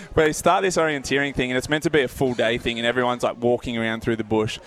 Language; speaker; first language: English; native; English